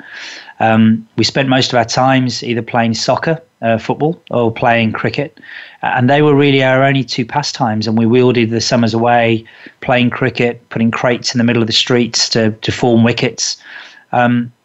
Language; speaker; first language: English; native; English